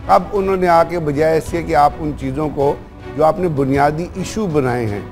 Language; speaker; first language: Urdu; native; Urdu